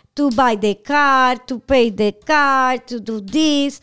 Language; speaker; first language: English; non-native, learner; Spanish